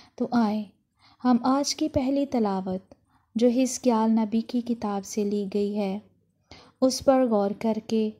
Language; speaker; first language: Urdu; non-native, local second language; Punjabi